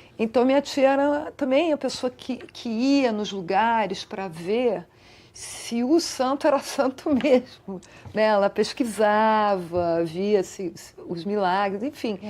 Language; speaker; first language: Portuguese; early bilingual, other home language; Italian